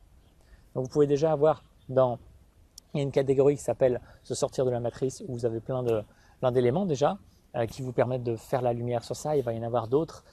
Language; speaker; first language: French; native; French